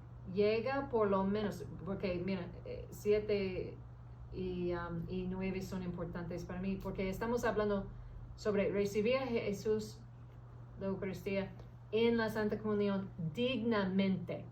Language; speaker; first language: Spanish; early bilingual, heritage; English